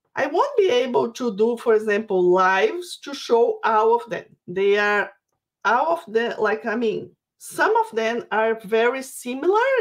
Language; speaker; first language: English; non-native, fluent; Portuguese